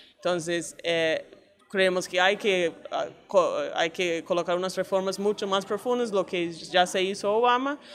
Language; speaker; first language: Spanish; non-native, fluent; English